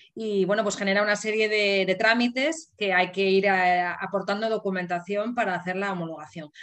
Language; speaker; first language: Spanish; native; Spanish